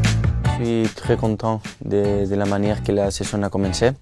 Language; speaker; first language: French; non-native, fluent; Spanish